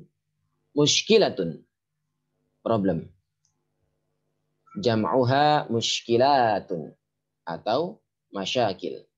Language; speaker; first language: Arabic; non-native, fluent; Indonesian